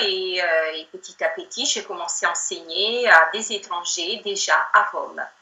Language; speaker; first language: French; non-native, fluent; Italian